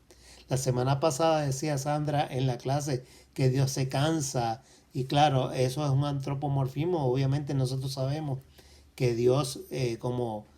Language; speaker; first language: Spanish; native; Spanish